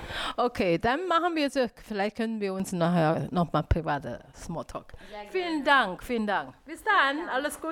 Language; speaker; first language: German; non-native, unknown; Chinese